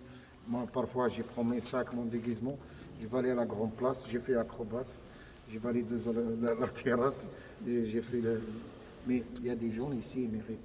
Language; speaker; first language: French; non-native, fluent; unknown